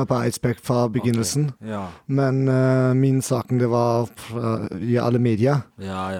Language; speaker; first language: Norwegian; non-native, learner; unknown